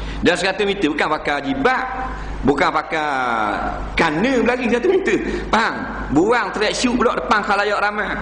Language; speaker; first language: Malay; native; Malay